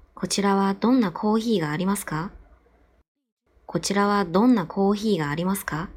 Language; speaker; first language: Japanese; non-native, fluent; Chinese